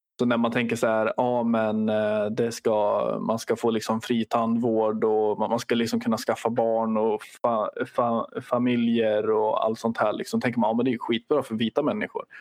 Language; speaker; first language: Swedish; native; Swedish